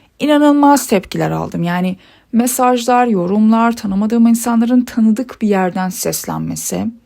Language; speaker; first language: Turkish; early bilingual, other home language; Persian